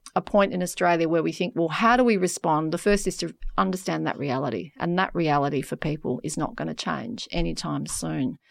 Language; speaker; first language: English; native; English